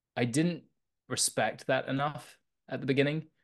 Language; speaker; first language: English; native; English